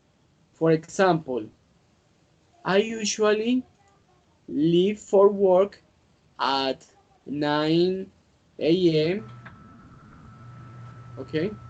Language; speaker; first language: English; non-native, learner; Spanish